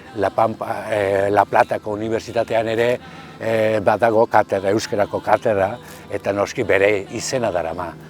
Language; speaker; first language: Basque; native; Basque